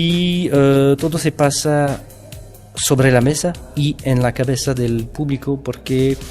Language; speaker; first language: Spanish; non-native, learner; French